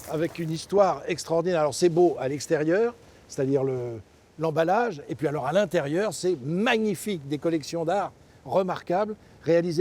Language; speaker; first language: French; native; French